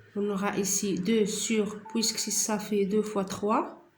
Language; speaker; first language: French; non-native, local second language; Arabic